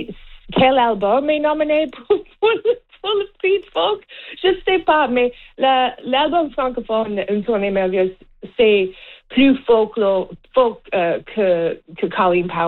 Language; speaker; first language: French; non-native, learner; English